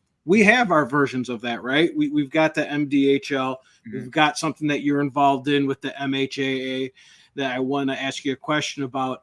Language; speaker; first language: English; native; English